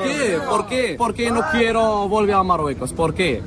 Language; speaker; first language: Spanish; non-native, learner; Arabic